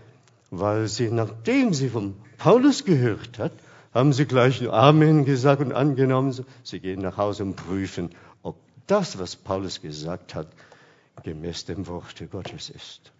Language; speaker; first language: German; non-native, fluent; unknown